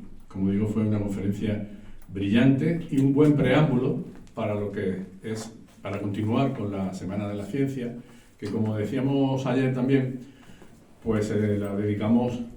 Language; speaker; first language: Spanish; native; Spanish